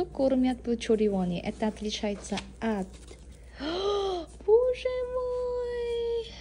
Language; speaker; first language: Russian; non-native, learner; Korean